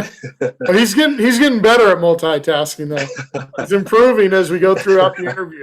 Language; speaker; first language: English; native; English